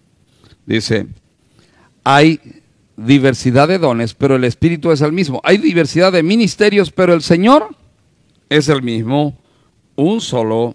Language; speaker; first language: Spanish; native; Spanish